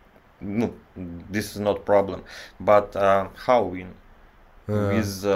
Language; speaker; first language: English; non-native, learner; Russian